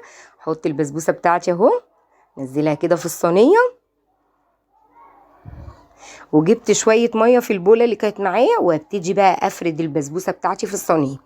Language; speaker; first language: Arabic; native; Arabic